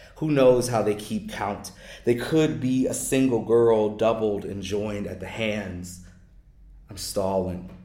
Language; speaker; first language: English; native; English